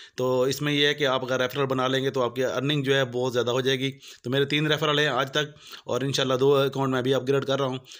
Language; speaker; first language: Urdu; non-native, local second language; Punjabi